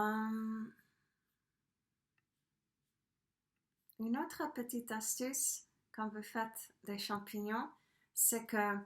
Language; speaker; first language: French; non-native, fluent; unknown